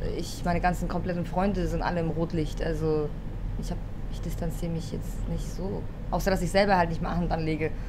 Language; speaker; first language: German; early bilingual, other home language; Polish